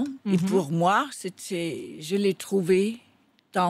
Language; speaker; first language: French; non-native, fluent; Danish